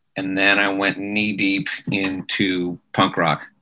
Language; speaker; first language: English; native; English